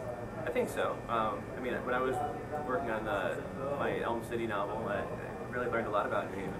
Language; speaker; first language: English; native; English